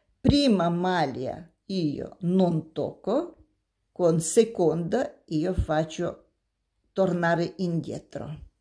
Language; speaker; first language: Italian; non-native, learner; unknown